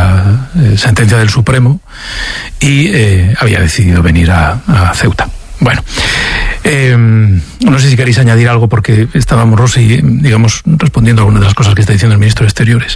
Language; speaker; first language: Spanish; native; Spanish